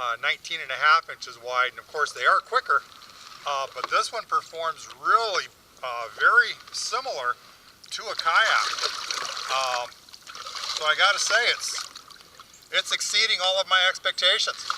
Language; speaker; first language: English; native; English